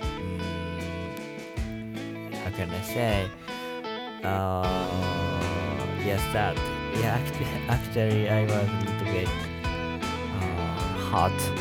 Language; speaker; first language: English; non-native, learner; Japanese